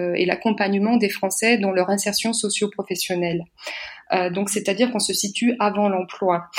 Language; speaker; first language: French; native; French